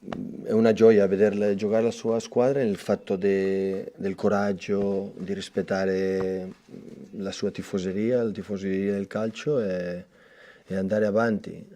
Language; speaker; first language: Italian; non-native, fluent; Catalan